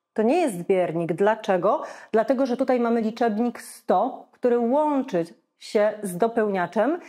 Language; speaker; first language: Polish; native; Polish